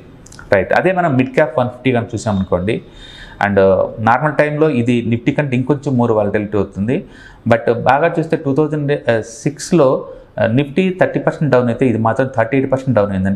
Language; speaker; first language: Telugu; native; Telugu